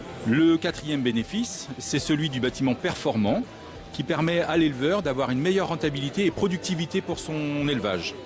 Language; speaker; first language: French; native; French